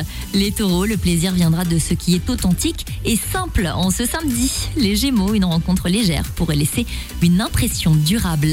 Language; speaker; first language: French; native; French